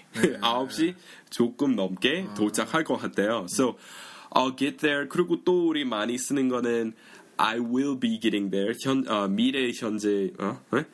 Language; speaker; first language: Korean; non-native, fluent; English